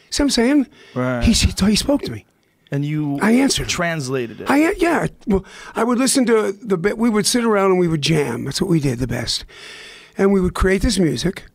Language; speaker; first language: English; native; English